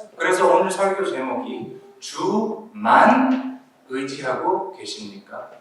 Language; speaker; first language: Korean; early bilingual, heritage; Korean